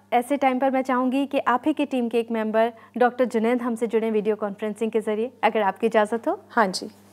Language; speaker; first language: Hindi; native; Hindi